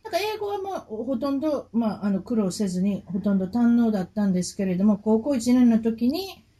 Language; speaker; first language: Japanese; native; Japanese